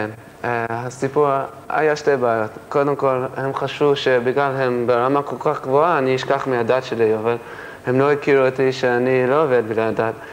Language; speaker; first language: Hebrew; early bilingual, heritage; English